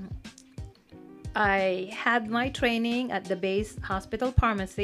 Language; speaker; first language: English; non-native, local second language; Pampanga